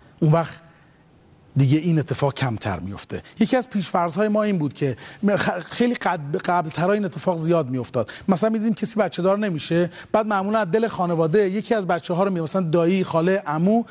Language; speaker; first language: Persian; native; Persian